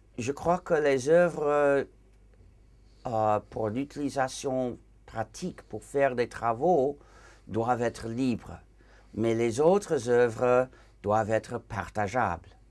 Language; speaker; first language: French; non-native, fluent; English